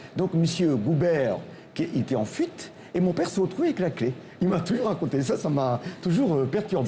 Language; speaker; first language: French; non-native, local second language; Tamil